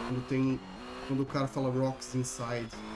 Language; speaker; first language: Portuguese; native; Portuguese